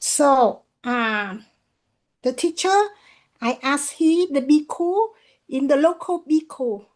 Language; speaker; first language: English; non-native, learner; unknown